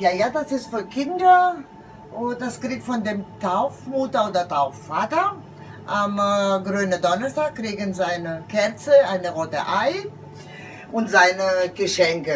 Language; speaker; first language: German; non-native, learner; Greek